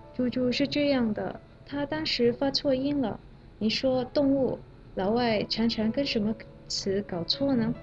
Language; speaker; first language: Chinese; non-native, local second language; Malay